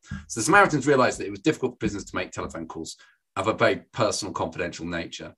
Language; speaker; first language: English; native; English